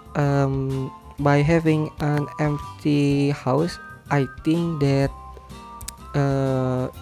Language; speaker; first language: English; non-native, learner; Indonesian